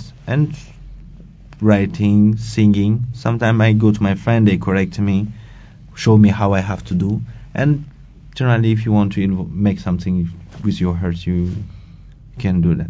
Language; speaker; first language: English; non-native, local second language; Wolof